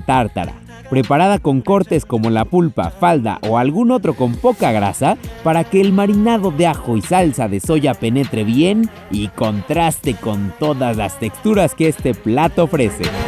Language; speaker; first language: Spanish; native; Spanish